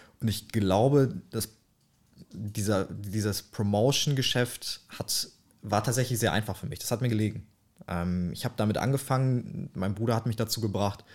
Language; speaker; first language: German; early bilingual, other home language; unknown